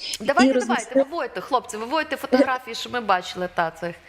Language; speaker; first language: Ukrainian; native; Ukrainian